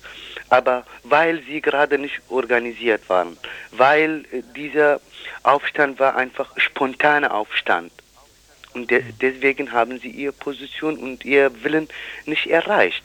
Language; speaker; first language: German; non-native, fluent; Kurdish